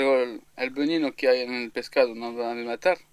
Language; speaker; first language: Spanish; non-native, learner; French